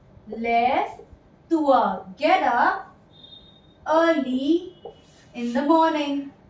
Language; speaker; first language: English; non-native, local second language; Hindi